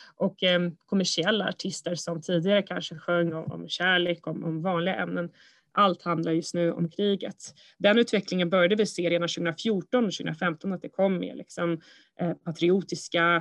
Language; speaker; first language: Swedish; early bilingual, other home language; Russian